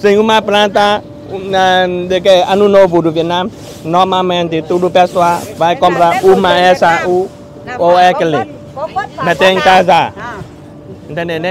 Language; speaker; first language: Portuguese; non-native, learner; Vietnamese